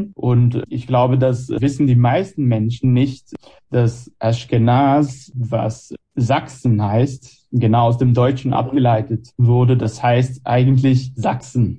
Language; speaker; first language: German; non-native, fluent; Hebrew